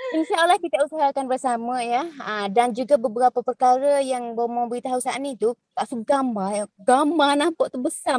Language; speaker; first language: Malay; native; Malay